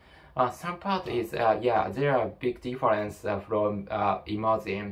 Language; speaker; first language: English; non-native, learner; Japanese